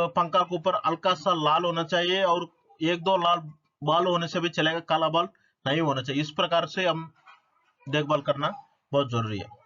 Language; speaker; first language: Hindi; non-native, local second language; Telugu